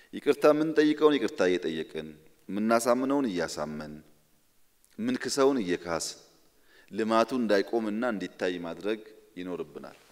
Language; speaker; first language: Amharic; non-native, local second language; Oromo